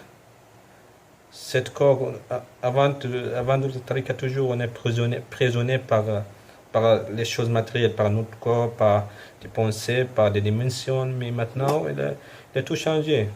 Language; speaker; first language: French; non-native, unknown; Arabic